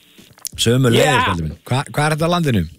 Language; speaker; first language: Icelandic; native; Icelandic